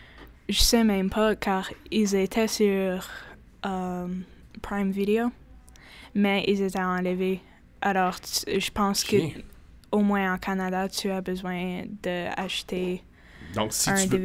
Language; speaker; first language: French; non-native, local second language; English